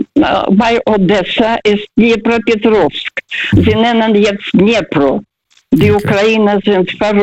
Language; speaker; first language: German; non-native, fluent; Russian